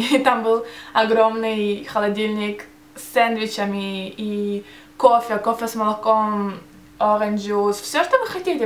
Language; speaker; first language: Russian; early bilingual, heritage; Russian